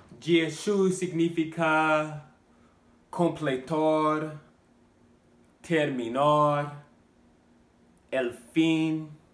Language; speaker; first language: Spanish; non-native, learner; English